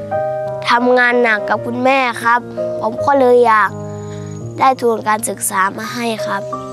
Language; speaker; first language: Thai; non-native, local second language; Northeastern Thai